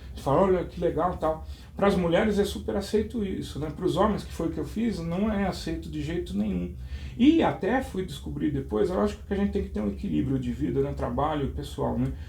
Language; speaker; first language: Portuguese; native; Portuguese